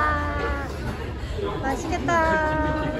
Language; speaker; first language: Korean; non-native, fluent; Cantonese